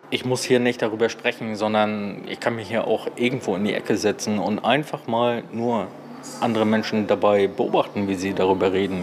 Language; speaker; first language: German; native; German